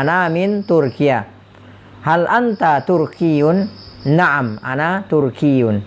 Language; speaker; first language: Arabic; non-native, fluent; Indonesian